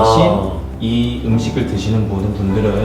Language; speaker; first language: Korean; native; Korean